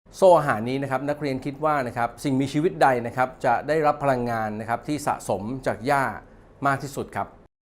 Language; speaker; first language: Thai; native; Thai